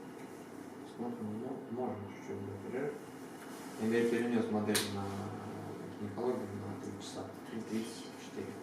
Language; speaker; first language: Russian; native; Russian